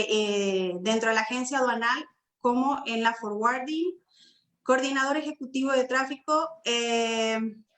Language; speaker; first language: Spanish; native; Spanish